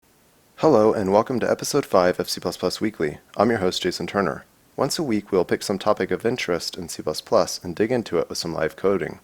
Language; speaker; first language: English; native; English